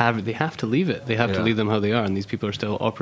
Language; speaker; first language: English; native; English